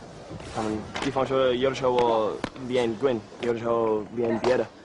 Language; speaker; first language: Chinese; non-native, learner; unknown